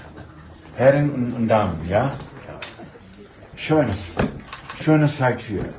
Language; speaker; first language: German; non-native, learner; Urdu